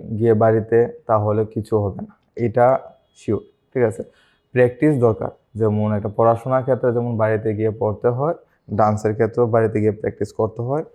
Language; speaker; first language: Bangla; native; Bangla